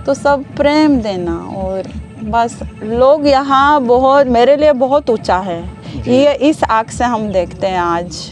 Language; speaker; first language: Hindi; non-native, learner; Hebrew